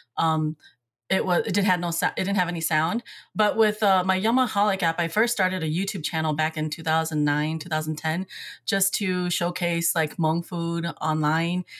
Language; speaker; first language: English; early bilingual, other home language; Hmong